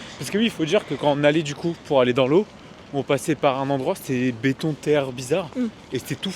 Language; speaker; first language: French; native; French